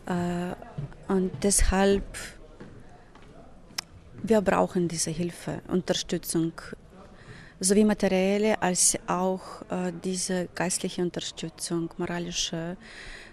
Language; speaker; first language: German; non-native, fluent; Ukrainian